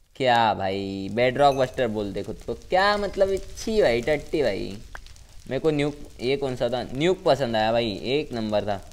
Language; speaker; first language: Hindi; non-native, local second language; Marathi